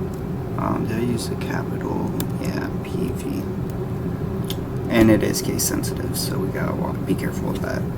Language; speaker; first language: English; native; English